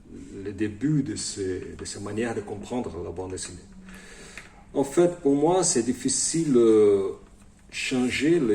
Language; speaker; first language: French; non-native, fluent; Portuguese